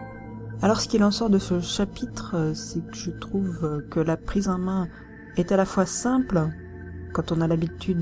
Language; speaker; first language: French; native; French